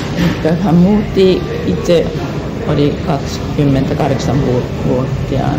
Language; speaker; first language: Finnish; non-native, fluent; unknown